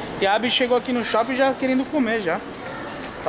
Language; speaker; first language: Portuguese; native; Portuguese